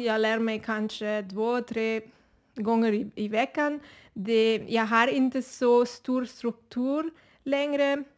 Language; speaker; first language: Swedish; non-native, learner; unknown